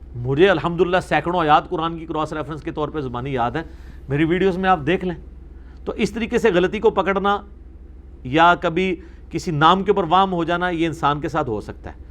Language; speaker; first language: Urdu; non-native, local second language; Punjabi